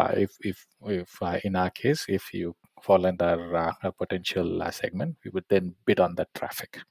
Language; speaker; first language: English; non-native, local second language; Tamil